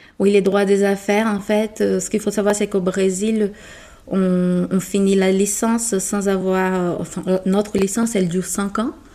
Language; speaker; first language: French; non-native, fluent; Portuguese